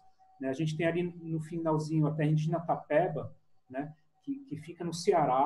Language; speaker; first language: Portuguese; native; Portuguese